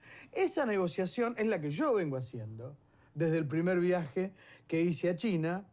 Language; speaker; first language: Spanish; native; Spanish